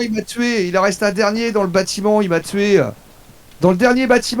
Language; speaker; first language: French; native; French